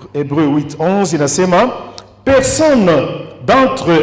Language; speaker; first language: French; non-native, local second language; Swahili